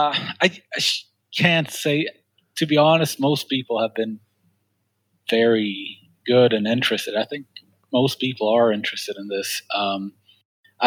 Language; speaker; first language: English; non-native, fluent; Swedish